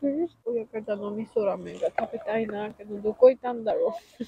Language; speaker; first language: Japanese; non-native, learner; Georgian